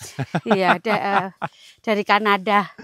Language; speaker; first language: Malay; non-native, local second language; Javanese